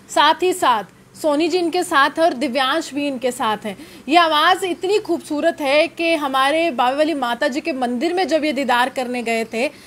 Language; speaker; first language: Hindi; non-native, local second language; Dogri